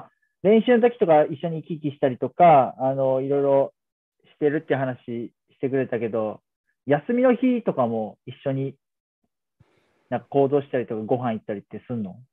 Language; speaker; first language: Japanese; native; Japanese